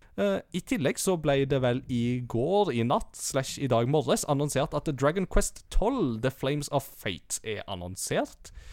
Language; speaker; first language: Norwegian; native; Norwegian